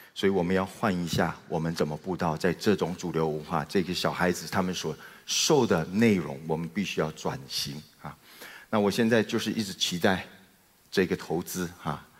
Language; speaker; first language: Chinese; native; Chinese